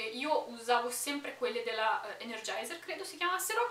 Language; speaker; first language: Italian; early bilingual, other home language; Romanian